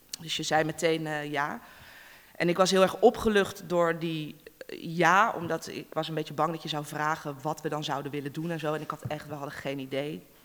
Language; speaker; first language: Dutch; native; Dutch